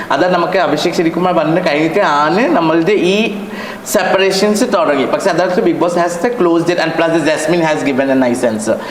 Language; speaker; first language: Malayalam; non-native, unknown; Assamese